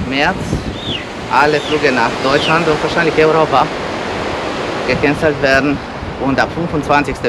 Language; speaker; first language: German; non-native, fluent; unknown